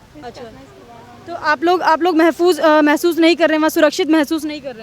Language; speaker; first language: Hindi; native; Hindi